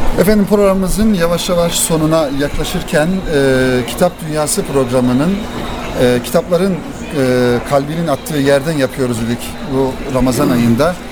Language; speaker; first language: Turkish; native; Turkish